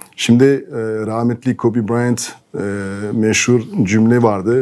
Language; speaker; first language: Turkish; non-native, fluent; French